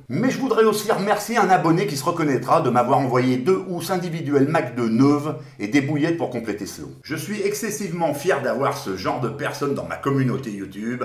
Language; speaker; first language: French; native; French